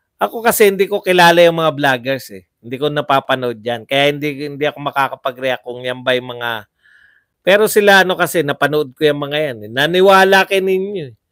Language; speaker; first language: Filipino; native; Filipino